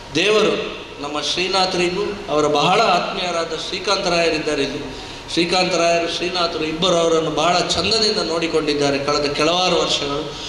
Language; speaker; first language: Kannada; non-native, local second language; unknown